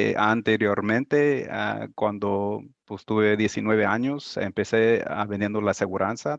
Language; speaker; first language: Spanish; early bilingual, heritage; Spanish